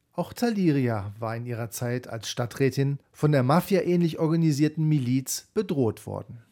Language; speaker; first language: German; native; German